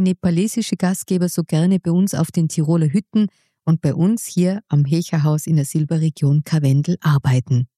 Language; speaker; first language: German; native; German